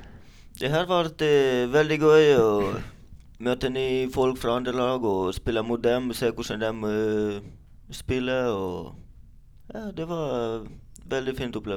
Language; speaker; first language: Norwegian; non-native, learner; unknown